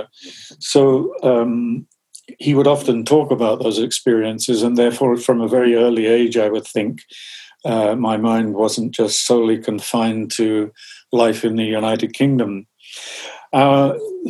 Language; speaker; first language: English; native; English